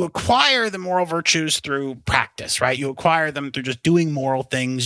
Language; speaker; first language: English; native; English